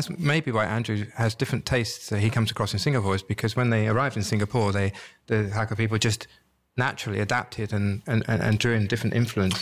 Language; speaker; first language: English; native; English